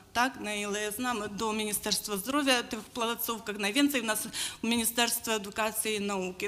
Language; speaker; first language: Polish; non-native, learner; Ukrainian